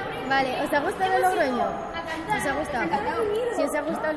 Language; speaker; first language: Spanish; native; Spanish